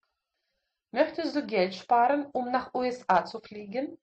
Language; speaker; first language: German; non-native, fluent; Russian